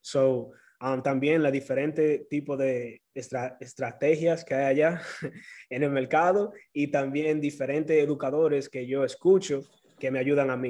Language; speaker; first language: Spanish; early bilingual, heritage; Spanish